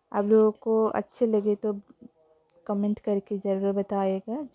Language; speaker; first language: Hindi; non-native, local second language; Bangla